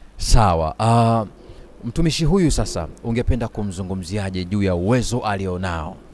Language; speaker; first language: Swahili; native; Swahili